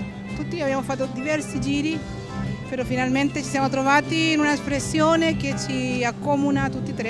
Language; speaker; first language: Italian; non-native, fluent; Spanish